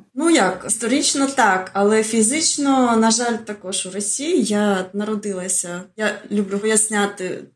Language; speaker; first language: Ukrainian; early bilingual, other home language; Russian